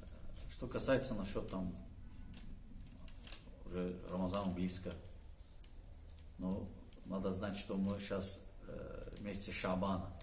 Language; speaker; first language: Russian; non-native, learner; Azerbaijani